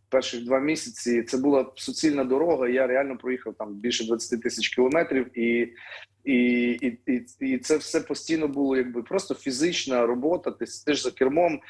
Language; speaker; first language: Ukrainian; native; Ukrainian